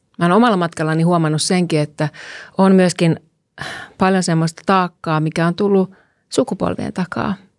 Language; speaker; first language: Finnish; native; Finnish